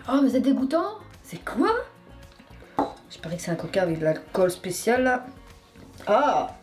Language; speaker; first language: French; native; French